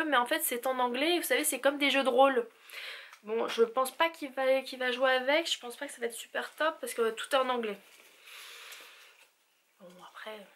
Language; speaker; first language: French; native; French